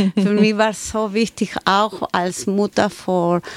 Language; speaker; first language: German; non-native, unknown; Spanish